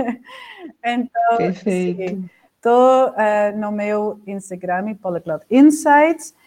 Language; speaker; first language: Portuguese; non-native, fluent; Dutch